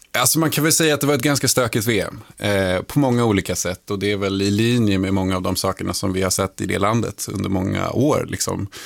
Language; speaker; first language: Swedish; early bilingual, other home language; Lingala